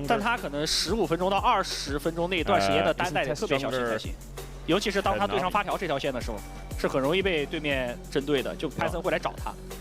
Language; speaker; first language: Chinese; native; Chinese